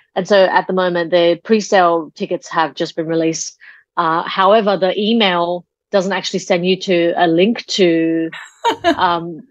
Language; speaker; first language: English; early bilingual, other home language; Chinese